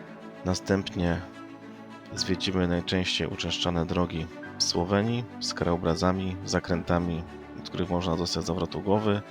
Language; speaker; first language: Polish; native; Polish